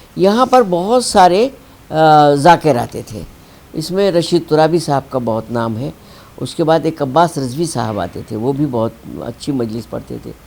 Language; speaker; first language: Urdu; native; Urdu